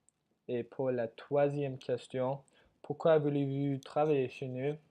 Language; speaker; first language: French; non-native, learner; English